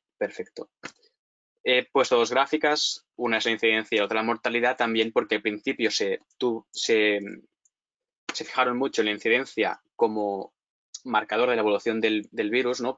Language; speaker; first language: Spanish; native; Spanish